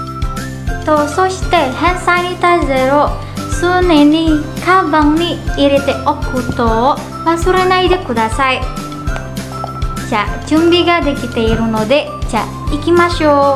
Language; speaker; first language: Japanese; non-native, learner; Indonesian